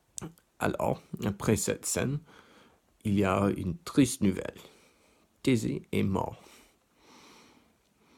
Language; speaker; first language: French; non-native, learner; English